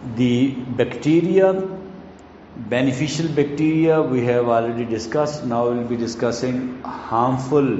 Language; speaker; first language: English; non-native, local second language; Urdu